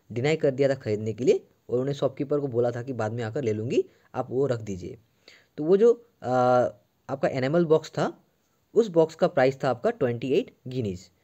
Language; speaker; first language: Hindi; non-native, local second language; Assamese